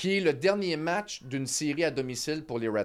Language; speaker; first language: French; native; French